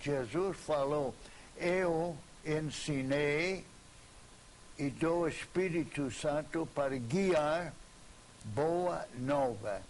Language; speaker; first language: Portuguese; non-native, fluent; English